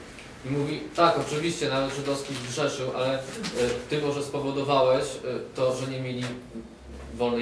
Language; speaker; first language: Polish; native; Polish